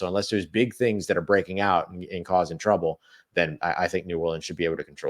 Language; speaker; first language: English; native; English